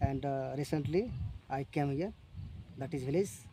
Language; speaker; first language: English; non-native, local second language; Hindi